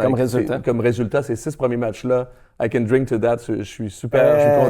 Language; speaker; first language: French; native; French